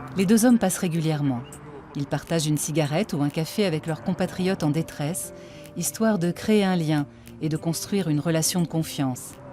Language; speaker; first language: French; native; French